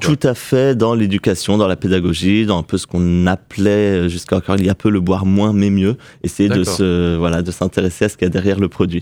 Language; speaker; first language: French; native; French